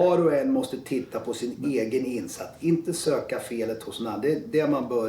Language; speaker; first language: Swedish; native; Swedish